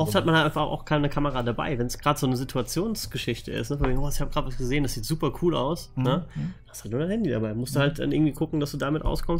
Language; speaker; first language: German; native; German